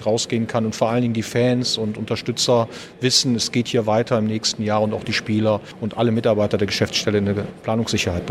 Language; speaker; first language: German; native; German